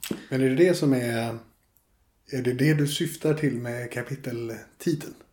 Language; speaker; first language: Swedish; native; Swedish